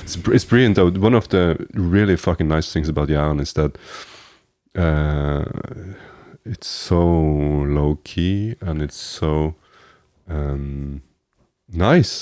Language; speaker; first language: English; non-native, fluent; Norwegian